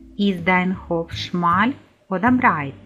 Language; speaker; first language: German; non-native, fluent; Ukrainian